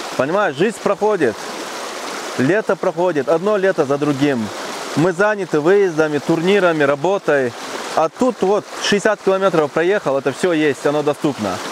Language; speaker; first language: Russian; non-native, local second language; Chechen